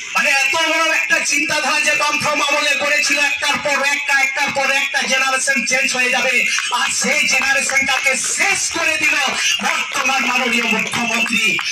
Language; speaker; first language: Bangla; non-native, local second language; Santali